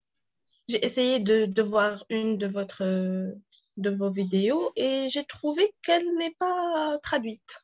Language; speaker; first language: French; non-native, local second language; Arabic